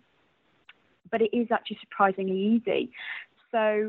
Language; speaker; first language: English; native; English